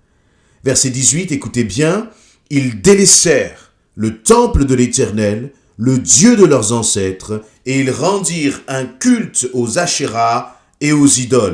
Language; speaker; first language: French; native; French